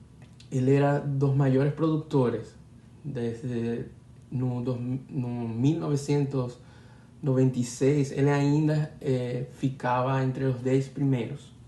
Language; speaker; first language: Portuguese; non-native, learner; Spanish